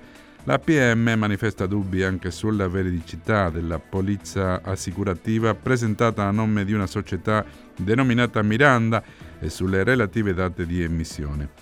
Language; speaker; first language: Italian; non-native, fluent; Spanish